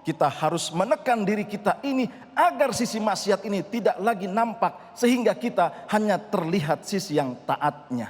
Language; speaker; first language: Indonesian; native; Indonesian